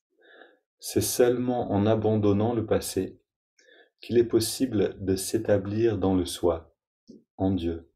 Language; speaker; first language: French; native; French